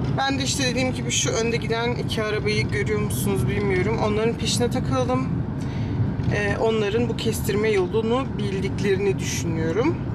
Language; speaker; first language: Turkish; early bilingual, heritage; Turkish